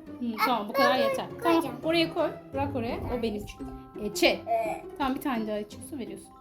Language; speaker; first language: Turkish; native; Turkish